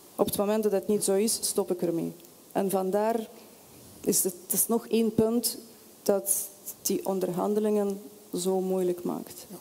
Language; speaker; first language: Dutch; non-native, fluent; Russian